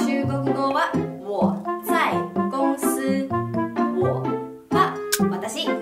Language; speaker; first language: Japanese; non-native, fluent; Chinese